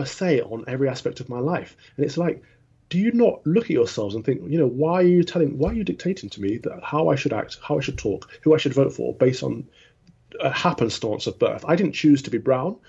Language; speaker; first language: English; native; English